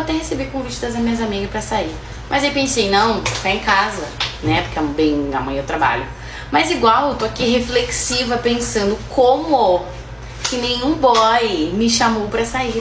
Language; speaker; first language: Portuguese; native; Portuguese